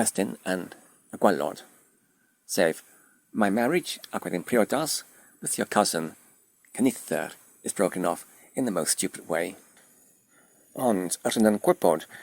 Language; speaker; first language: Welsh; non-native, learner; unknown